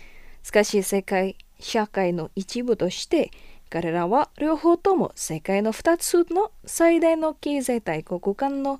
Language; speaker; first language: Japanese; non-native, fluent; Indonesian